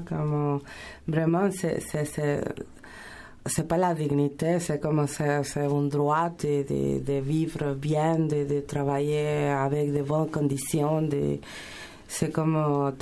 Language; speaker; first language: French; non-native, fluent; Spanish